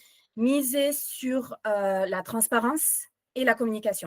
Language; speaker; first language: French; native; French